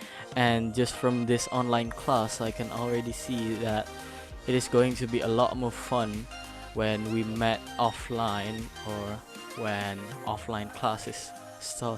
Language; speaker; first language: English; non-native, fluent; Indonesian